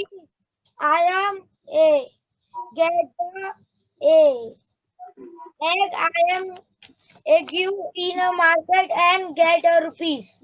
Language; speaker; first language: English; non-native, learner; Hindi